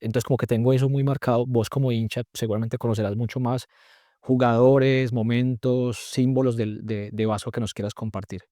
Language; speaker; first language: Spanish; native; Spanish